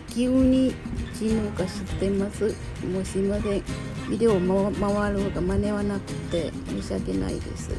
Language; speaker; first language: Japanese; non-native, learner; Thai